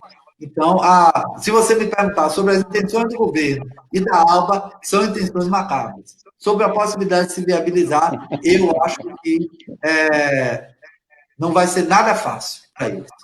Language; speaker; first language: Portuguese; native; Portuguese